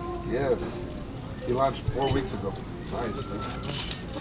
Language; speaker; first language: English; early bilingual, other home language; Spanish